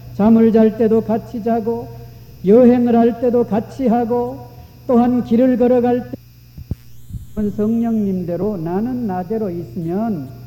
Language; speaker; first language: Korean; native; Korean